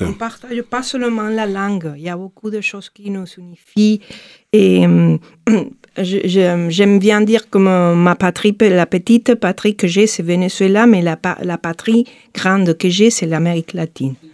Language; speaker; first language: French; non-native, fluent; Spanish